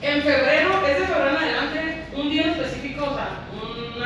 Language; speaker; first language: Spanish; native; Spanish